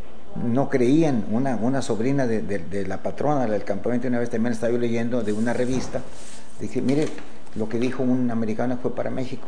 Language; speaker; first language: Spanish; native; Spanish